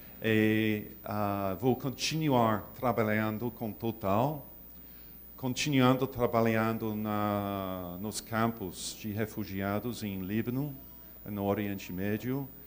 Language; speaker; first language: Portuguese; non-native, learner; English